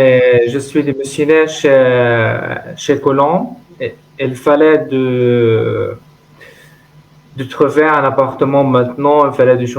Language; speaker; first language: French; non-native, learner; Arabic